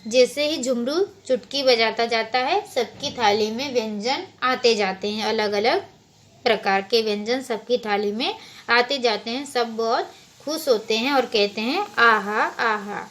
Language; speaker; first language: Hindi; non-native, local second language; Gujarati